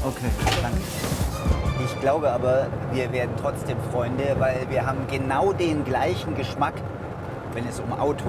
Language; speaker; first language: German; native; German